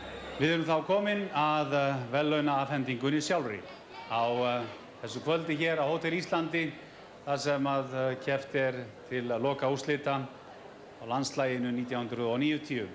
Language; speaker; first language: Icelandic; native; Icelandic